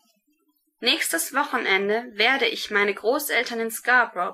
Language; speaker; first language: German; non-native, learner; English